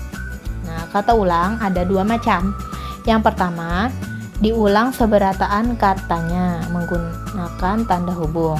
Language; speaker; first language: Indonesian; non-native, local second language; Banjar